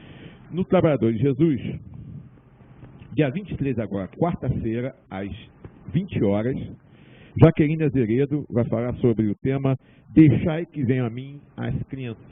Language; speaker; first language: Portuguese; native; Portuguese